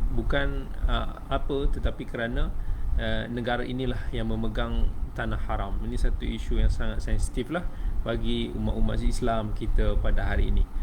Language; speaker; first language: Malay; native; Malay